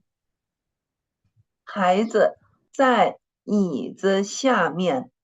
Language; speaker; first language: Chinese; non-native, fluent; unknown